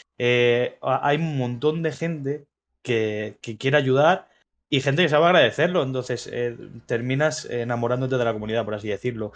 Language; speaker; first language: Spanish; native; Spanish